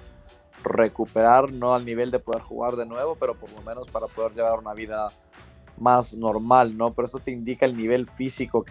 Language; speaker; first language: Spanish; native; Spanish